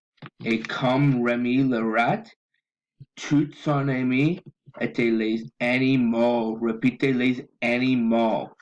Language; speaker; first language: French; non-native, learner; English